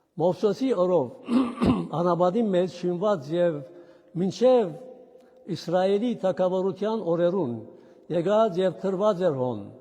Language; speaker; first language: Armenian; native; Armenian